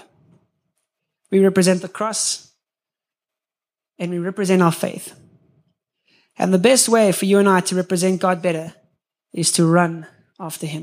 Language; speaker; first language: English; native; English